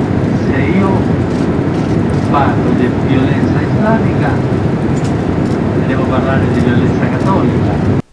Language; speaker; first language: Italian; non-native, fluent; Spanish